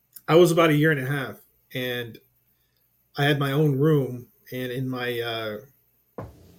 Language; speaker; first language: English; native; English